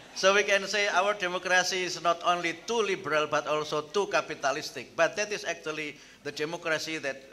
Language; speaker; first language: English; non-native, fluent; Indonesian